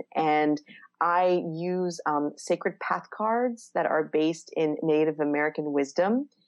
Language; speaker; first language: English; non-native, fluent; Hebrew